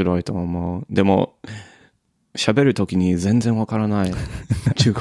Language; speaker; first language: Japanese; non-native, learner; English